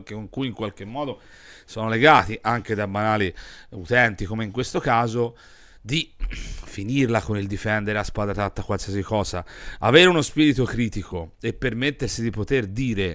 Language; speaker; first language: Italian; native; Italian